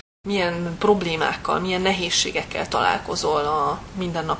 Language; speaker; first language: Hungarian; native; Hungarian